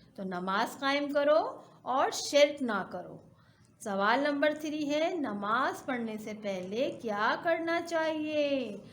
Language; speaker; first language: Hindi; non-native, local second language; Punjabi